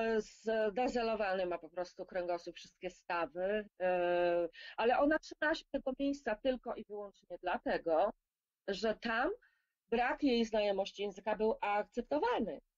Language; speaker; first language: Polish; native; Polish